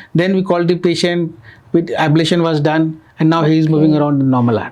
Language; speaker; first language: English; non-native, local second language; Hindi